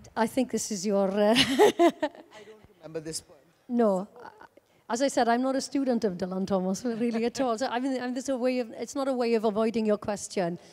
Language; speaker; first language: English; native; English